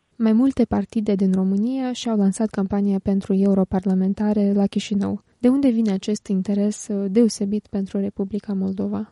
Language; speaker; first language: Romanian; native; Romanian